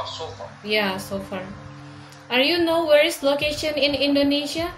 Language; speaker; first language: English; non-native, learner; Indonesian